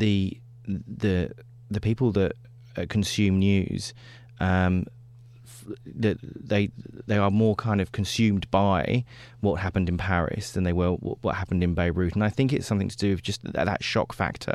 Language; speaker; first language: English; native; English